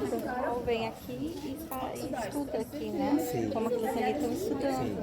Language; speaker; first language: Portuguese; native; Portuguese